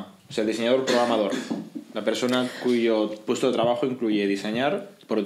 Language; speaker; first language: Spanish; native; Spanish